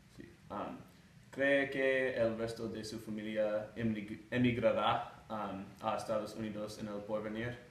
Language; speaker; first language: Spanish; non-native, learner; English